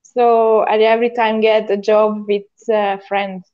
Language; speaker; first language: English; non-native, learner; Hungarian